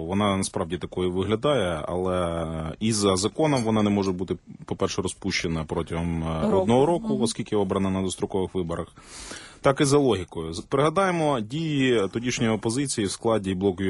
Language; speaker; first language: Ukrainian; native; Ukrainian